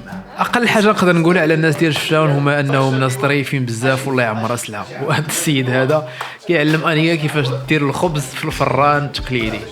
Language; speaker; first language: Arabic; native; Arabic